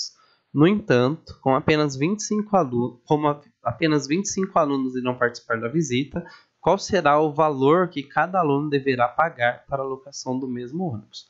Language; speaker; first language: Portuguese; native; Portuguese